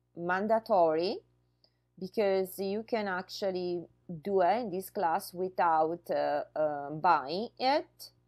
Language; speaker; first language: English; non-native, fluent; Italian